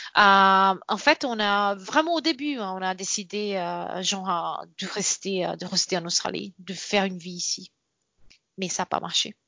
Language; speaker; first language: French; non-native, fluent; Portuguese